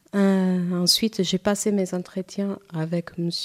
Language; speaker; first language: French; non-native, fluent; Portuguese